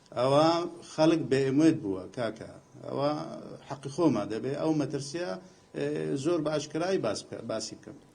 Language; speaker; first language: Central Kurdish; non-native, local second language; Assyrian Neo-Aramaic